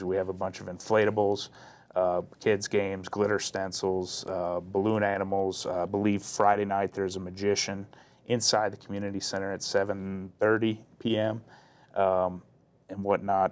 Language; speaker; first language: English; native; English